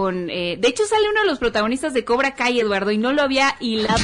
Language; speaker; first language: Spanish; native; Spanish